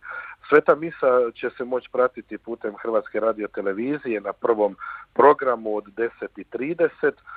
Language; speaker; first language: Croatian; native; Croatian